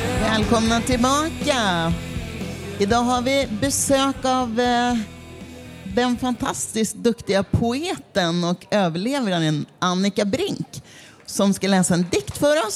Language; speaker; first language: Swedish; native; Swedish